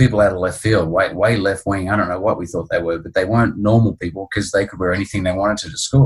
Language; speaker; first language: English; native; English